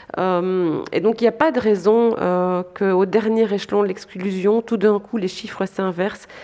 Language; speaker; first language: French; native; French